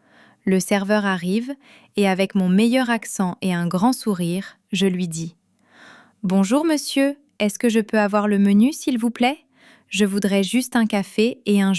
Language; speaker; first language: French; non-native, fluent; English